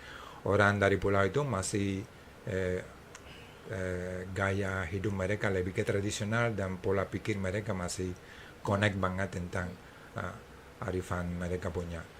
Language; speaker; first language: Indonesian; non-native, fluent; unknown